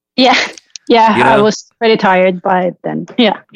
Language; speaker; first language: English; non-native, fluent; Norwegian